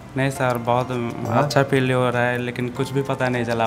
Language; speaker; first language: Hindi; non-native, local second language; Odia